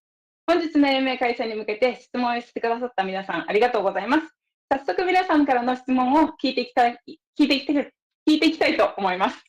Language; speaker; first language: Japanese; native; Japanese